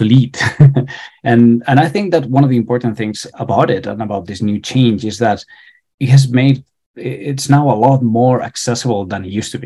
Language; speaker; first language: English; non-native, fluent; Spanish